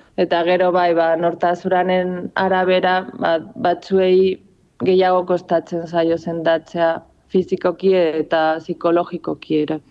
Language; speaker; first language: Basque; non-native, local second language; Spanish